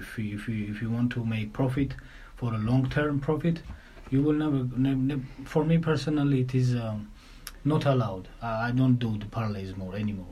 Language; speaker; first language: English; non-native, learner; Georgian